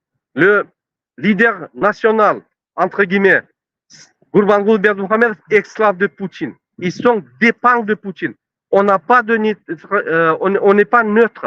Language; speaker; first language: French; non-native, learner; Turkmen